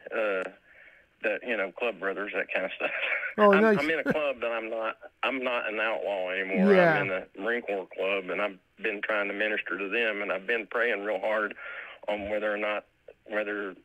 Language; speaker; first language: English; native; English